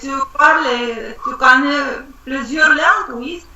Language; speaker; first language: French; non-native, learner; Russian